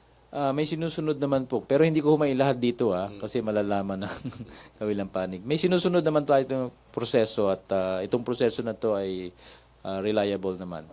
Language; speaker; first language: Filipino; native; Filipino